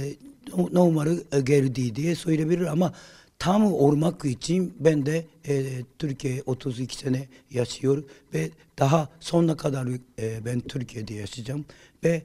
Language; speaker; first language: Turkish; non-native, learner; Japanese